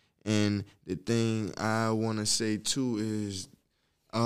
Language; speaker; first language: English; native; English